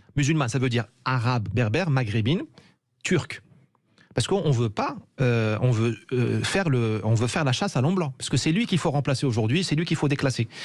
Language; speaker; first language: French; non-native, local second language; Arabic